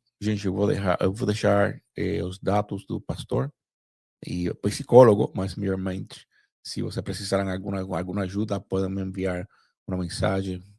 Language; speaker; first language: Portuguese; non-native, fluent; Spanish